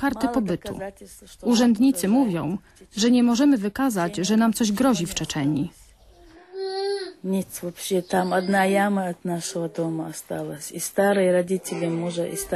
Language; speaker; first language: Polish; non-native, learner; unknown